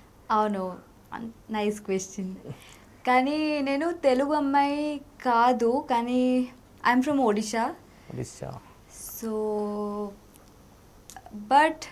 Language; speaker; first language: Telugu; non-native, local second language; Odia